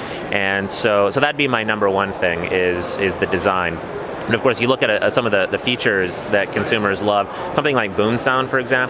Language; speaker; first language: English; native; English